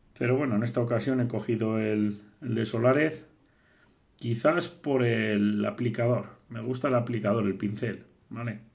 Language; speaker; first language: Spanish; native; Spanish